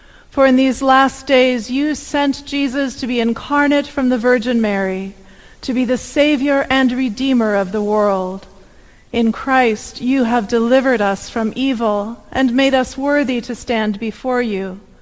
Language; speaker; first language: English; native; English